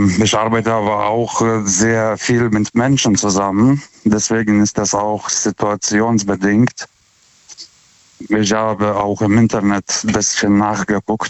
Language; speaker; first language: German; non-native, fluent; Lithuanian